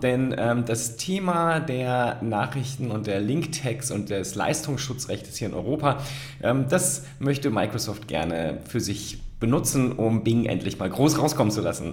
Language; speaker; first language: German; native; German